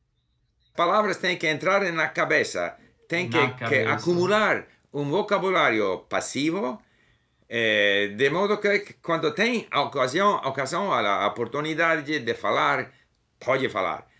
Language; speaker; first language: Portuguese; non-native, learner; English